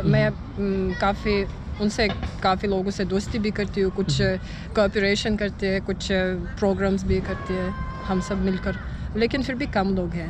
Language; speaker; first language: Hindi; non-native, fluent; Russian